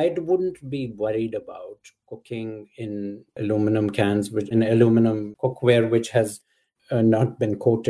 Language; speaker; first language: English; non-native, local second language; Urdu